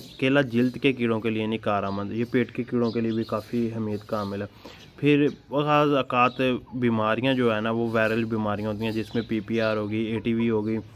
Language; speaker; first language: Urdu; non-native, local second language; Punjabi